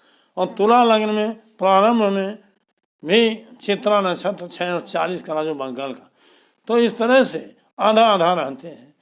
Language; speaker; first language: Hindi; native; Hindi